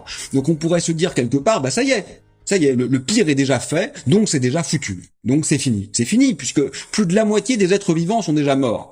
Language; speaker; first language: French; native; French